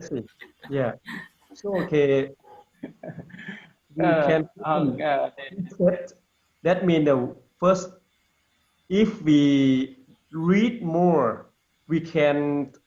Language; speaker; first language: English; non-native, learner; Lao